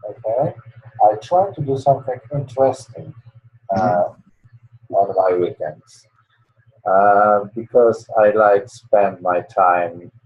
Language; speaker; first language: English; non-native, learner; Polish